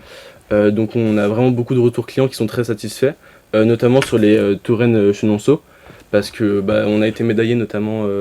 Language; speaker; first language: French; native; French